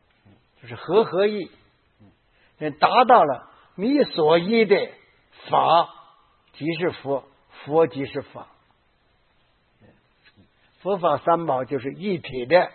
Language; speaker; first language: Chinese; native; Chinese